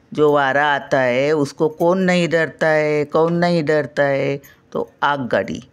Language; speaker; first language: Hindi; non-native, local second language; Marathi